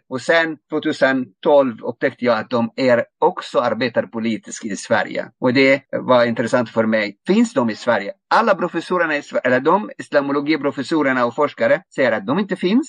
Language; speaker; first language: Swedish; non-native, fluent; Arabic